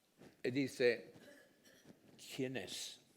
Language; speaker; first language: Spanish; non-native, fluent; Italian